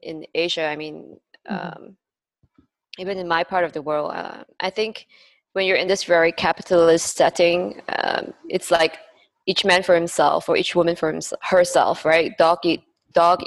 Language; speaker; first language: English; non-native, local second language; Cantonese